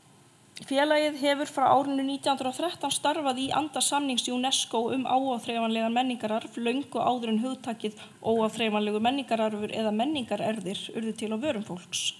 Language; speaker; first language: Icelandic; native; Icelandic